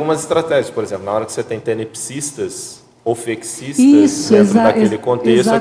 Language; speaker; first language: Portuguese; native; Portuguese